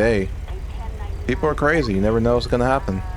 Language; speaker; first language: English; native; English